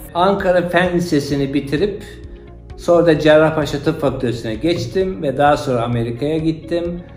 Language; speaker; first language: Turkish; native; Turkish